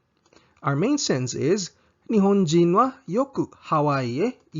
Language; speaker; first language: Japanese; non-native, fluent; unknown